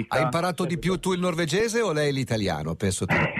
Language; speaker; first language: Italian; native; Italian